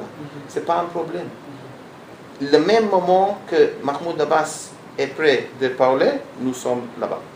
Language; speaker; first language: French; non-native, learner; Hebrew